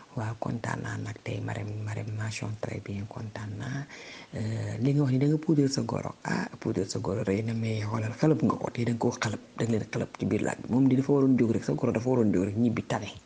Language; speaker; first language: Wolof; non-native, local second language; Jola-Fonyi